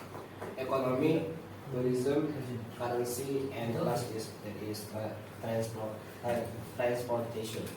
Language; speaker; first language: English; non-native, learner; Indonesian